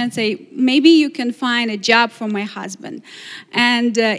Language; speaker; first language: English; non-native, fluent; Ukrainian